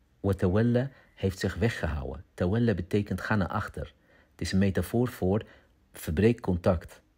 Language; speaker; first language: Dutch; early bilingual, other home language; Arabic